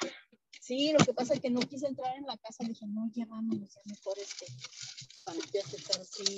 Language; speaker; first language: Spanish; native; Spanish